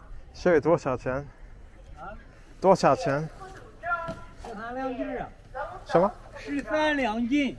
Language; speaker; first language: Chinese; non-native, learner; English